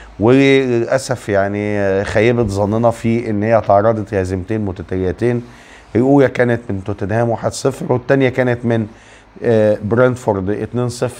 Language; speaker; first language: Arabic; native; Arabic